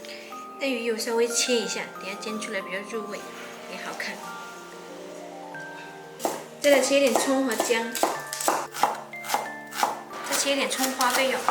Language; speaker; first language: Chinese; native; Chinese